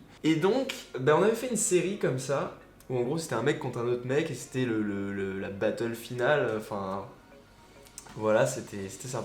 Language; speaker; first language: French; native; French